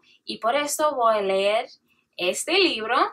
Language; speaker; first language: Spanish; non-native, learner; English